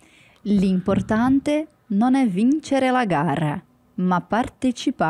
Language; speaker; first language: Italian; non-native, learner; Portuguese